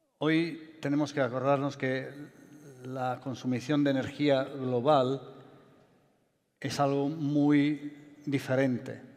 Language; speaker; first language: Spanish; non-native, fluent; Italian